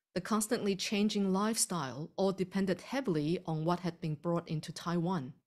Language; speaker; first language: English; early bilingual, other home language; Chinese